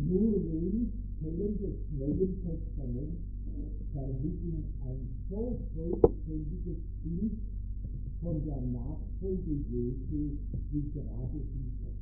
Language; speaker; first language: German; native; German